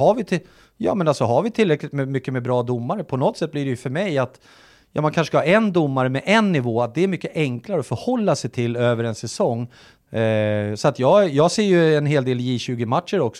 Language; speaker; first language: Swedish; native; Swedish